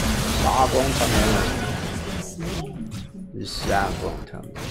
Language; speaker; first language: Chinese; native; Chinese